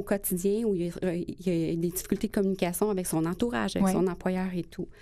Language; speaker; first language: French; native; French